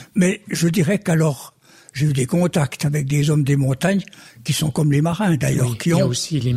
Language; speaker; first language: French; native; French